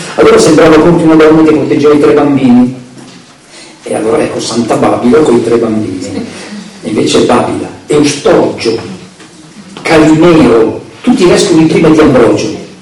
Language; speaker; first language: Italian; native; Italian